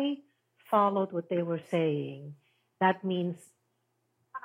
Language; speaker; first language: English; non-native, local second language; Filipino